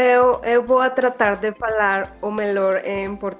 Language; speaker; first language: Portuguese; non-native, learner; Spanish